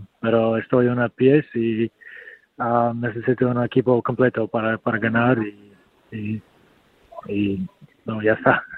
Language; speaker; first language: Spanish; non-native, learner; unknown